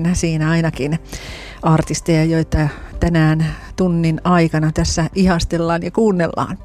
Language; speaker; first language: Finnish; native; Finnish